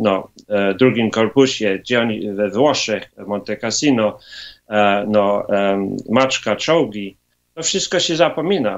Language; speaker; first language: Polish; early bilingual, heritage; Polish